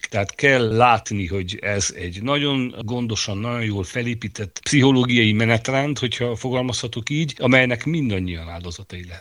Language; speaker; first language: Hungarian; native; Hungarian